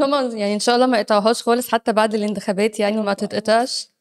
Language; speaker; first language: Arabic; native; Arabic